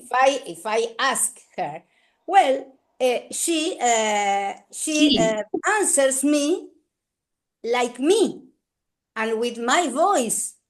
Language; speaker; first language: English; non-native, learner; Spanish